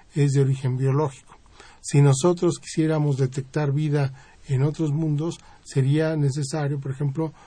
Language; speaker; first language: Spanish; native; Spanish